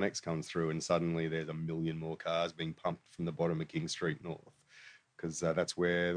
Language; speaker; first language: English; native; English